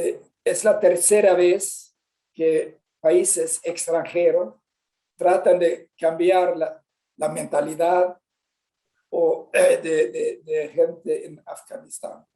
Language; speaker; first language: Spanish; non-native, fluent; Swedish